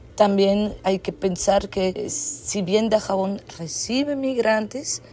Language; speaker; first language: Spanish; non-native, fluent; French